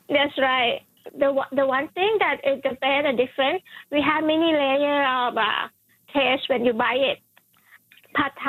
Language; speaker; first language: English; non-native, fluent; Thai